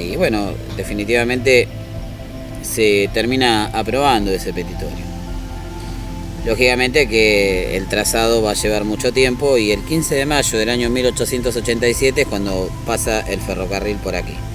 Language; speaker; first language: Spanish; native; Spanish